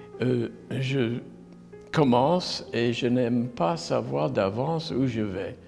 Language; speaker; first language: French; non-native, fluent; English